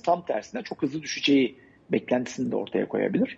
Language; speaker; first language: Turkish; native; Turkish